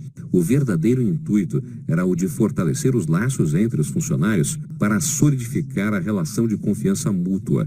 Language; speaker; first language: Portuguese; native; Portuguese